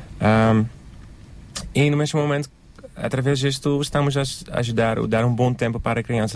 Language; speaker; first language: Portuguese; non-native, learner; Dutch